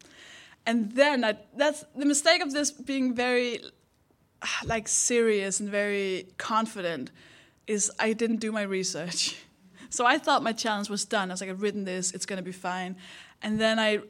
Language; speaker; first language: English; non-native, fluent; Danish